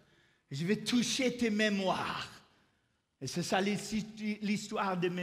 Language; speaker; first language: French; non-native, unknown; English